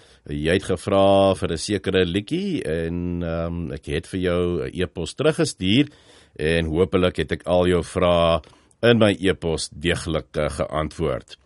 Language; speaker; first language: Afrikaans; early bilingual, heritage; Afrikaans